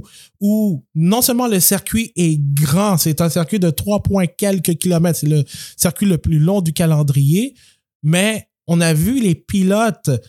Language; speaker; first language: French; native; French